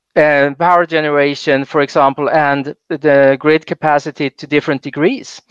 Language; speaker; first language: English; non-native, fluent; Swedish